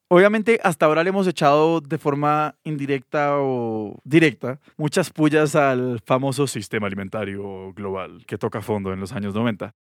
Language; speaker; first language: Spanish; native; Spanish